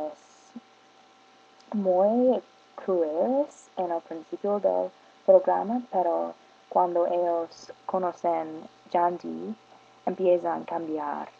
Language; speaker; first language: Spanish; non-native, learner; English